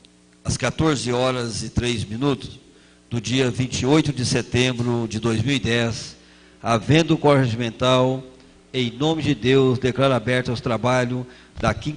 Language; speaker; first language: Portuguese; native; Portuguese